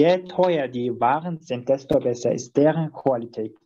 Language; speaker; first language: German; non-native, fluent; Turkish